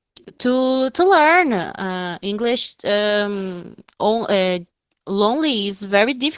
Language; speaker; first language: English; non-native, fluent; Portuguese